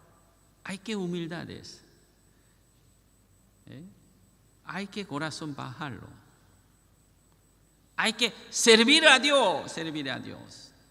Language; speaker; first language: Spanish; non-native, learner; Korean